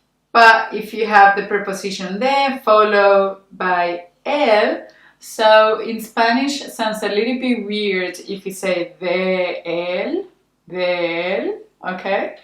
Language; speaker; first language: English; non-native, fluent; Spanish